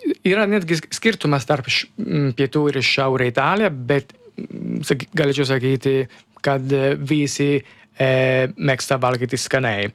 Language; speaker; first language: Lithuanian; non-native, learner; Italian